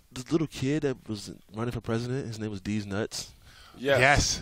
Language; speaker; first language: English; native; English